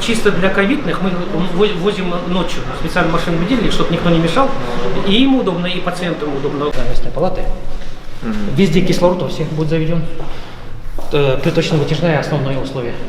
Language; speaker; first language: Russian; native; Russian